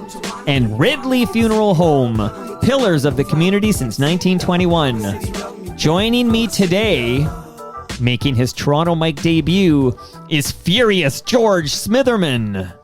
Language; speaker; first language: English; native; English